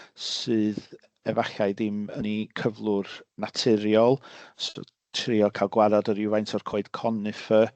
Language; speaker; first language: Welsh; native; Welsh